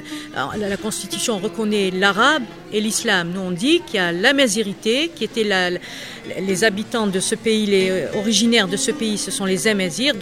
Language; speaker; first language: French; non-native, local second language; Kabyle